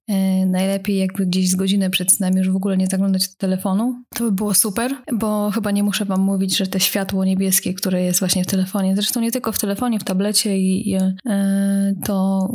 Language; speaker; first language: Polish; native; Polish